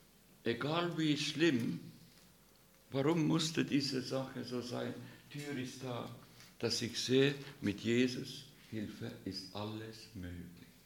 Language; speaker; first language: German; non-native, learner; Russian